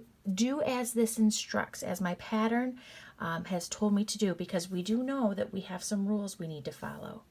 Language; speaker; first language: English; native; English